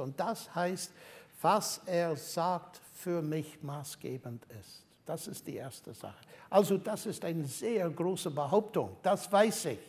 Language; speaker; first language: German; non-native, fluent; English